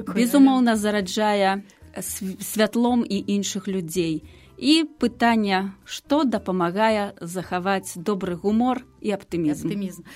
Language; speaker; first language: Belarusian; native; Belarusian